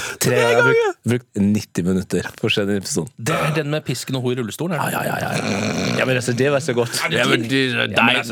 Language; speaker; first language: Norwegian; native; Norwegian